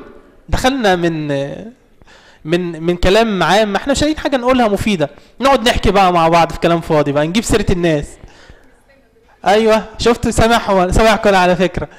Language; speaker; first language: Arabic; native; Arabic